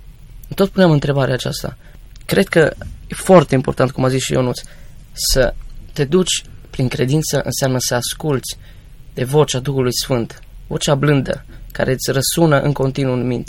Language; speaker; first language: Romanian; native; Romanian